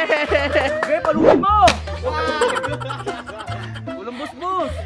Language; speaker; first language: Filipino; native; Filipino